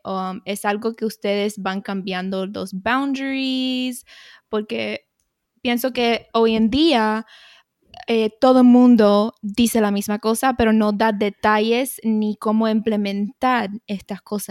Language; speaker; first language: Spanish; early bilingual, heritage; Spanish